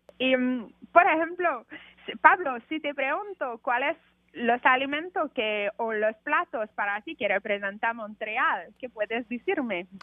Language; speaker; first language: Spanish; non-native, learner; French